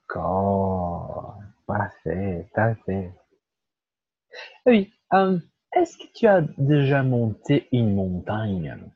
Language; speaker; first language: French; non-native, learner; Portuguese